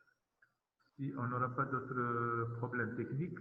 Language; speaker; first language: French; non-native, local second language; Arabic